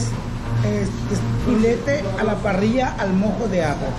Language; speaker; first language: Spanish; native; Spanish